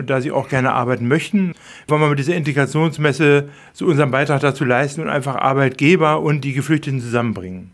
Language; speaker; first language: German; native; German